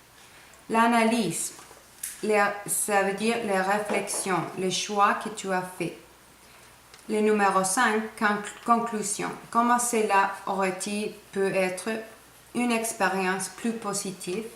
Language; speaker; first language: French; non-native, fluent; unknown